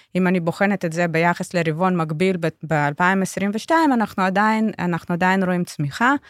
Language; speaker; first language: Hebrew; native; Hebrew